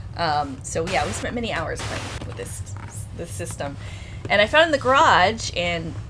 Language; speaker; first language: English; native; English